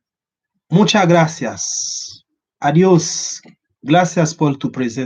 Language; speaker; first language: Spanish; non-native, learner; Haitian Creole